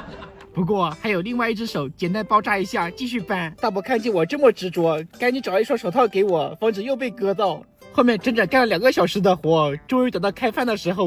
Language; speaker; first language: Chinese; native; Chinese